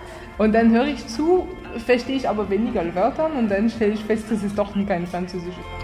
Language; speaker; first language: German; non-native, fluent; French